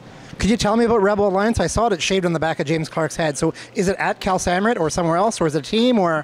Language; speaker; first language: English; native; English